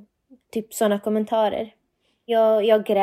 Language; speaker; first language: Swedish; non-native, fluent; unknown